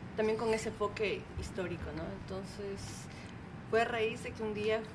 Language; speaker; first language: Spanish; native; Spanish